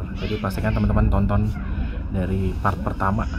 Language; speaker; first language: Indonesian; native; Indonesian